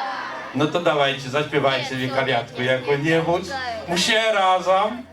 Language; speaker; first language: Polish; non-native, learner; Belarusian